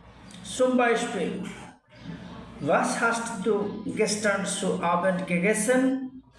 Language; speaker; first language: German; non-native, learner; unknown